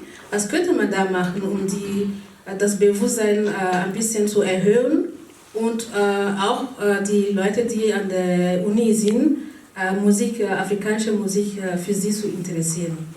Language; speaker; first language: German; non-native, fluent; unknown